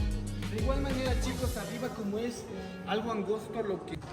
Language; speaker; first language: Spanish; native; Spanish